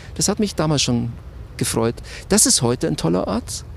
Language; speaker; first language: German; native; German